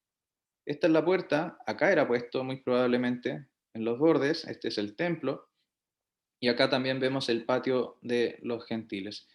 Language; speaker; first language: Spanish; native; Spanish